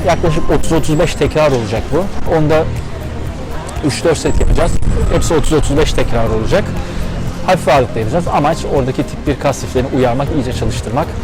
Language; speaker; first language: Turkish; native; Turkish